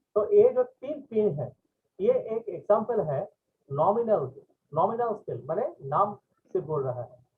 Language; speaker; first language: Hindi; non-native, local second language; Bangla